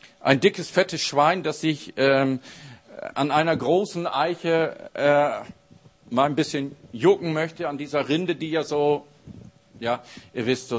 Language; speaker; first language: German; native; German